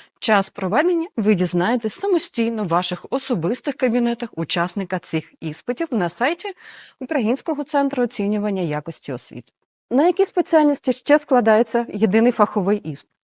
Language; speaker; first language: Ukrainian; native; Ukrainian